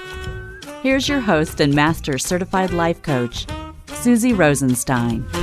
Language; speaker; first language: English; native; English